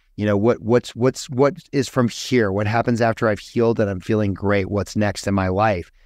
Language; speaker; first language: English; native; English